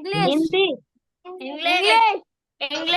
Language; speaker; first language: English; non-native, local second language; Kannada